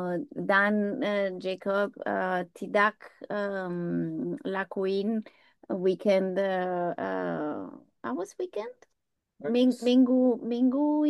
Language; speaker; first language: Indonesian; non-native, learner; English